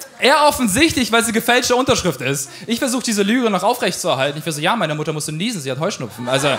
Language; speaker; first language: German; early bilingual, other home language; Ukrainian